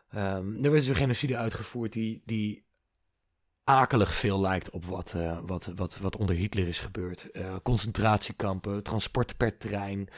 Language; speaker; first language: Dutch; native; Dutch